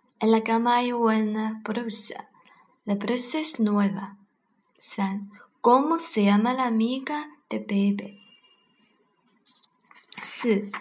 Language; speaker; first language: Spanish; non-native, learner; Chinese